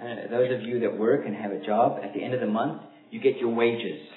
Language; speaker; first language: English; non-native, local second language; Afrikaans